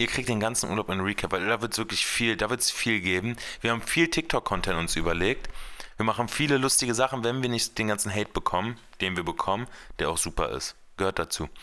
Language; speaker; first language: German; native; German